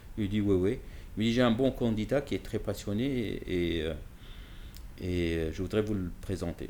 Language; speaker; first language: French; non-native, local second language; Arabic